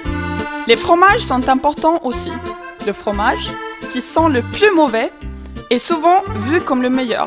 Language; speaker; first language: French; non-native, fluent; Swedish